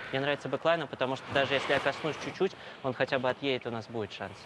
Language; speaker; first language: Russian; native; Russian